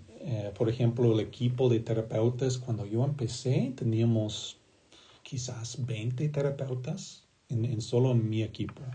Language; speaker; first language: Spanish; non-native, fluent; English